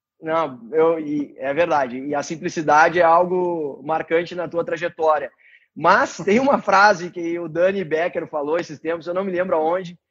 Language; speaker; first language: Portuguese; native; Portuguese